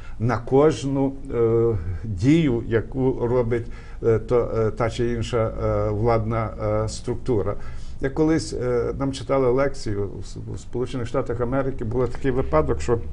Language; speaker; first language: Ukrainian; native; Ukrainian